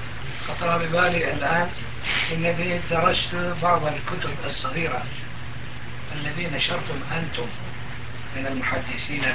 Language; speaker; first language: Arabic; non-native, local second language; Turkish